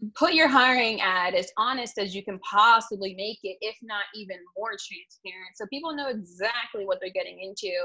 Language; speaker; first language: English; native; English